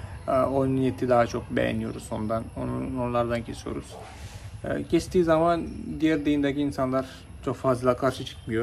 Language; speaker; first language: Turkish; non-native, fluent; Malayalam